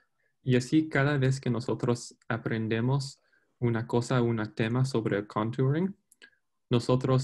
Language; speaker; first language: Spanish; non-native, fluent; English